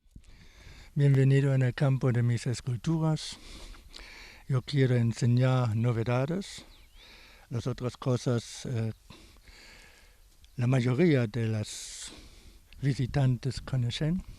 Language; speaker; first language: Spanish; non-native, fluent; German